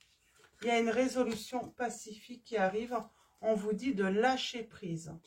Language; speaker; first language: French; native; French